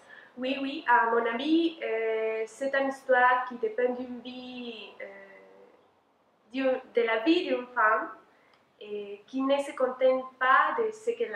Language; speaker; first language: French; non-native, fluent; Spanish